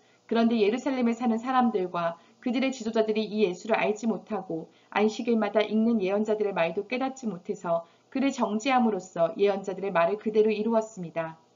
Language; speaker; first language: Korean; native; Korean